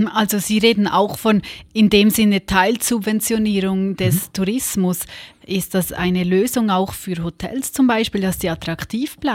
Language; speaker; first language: German; native; German